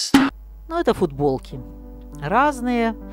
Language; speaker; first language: Russian; native; Russian